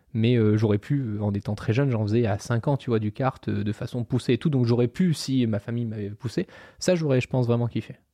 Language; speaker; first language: French; native; French